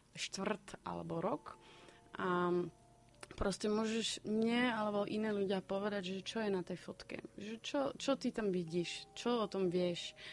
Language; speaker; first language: Slovak; non-native, fluent; Dutch